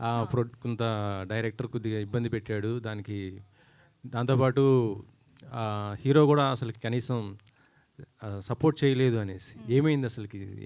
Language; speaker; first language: Telugu; native; Telugu